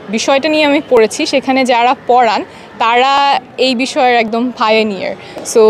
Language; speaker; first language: Bangla; native; Bangla